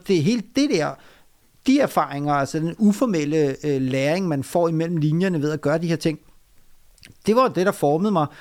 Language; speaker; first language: Danish; early bilingual, other home language; Urdu